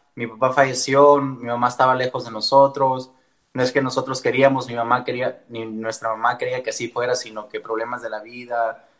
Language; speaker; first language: Spanish; early bilingual, heritage; Spanish